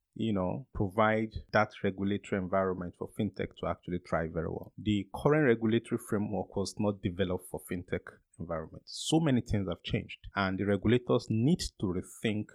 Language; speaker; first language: English; non-native, local second language; Yoruba